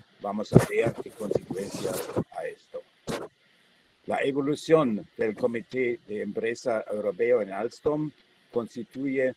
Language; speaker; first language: Spanish; non-native, fluent; German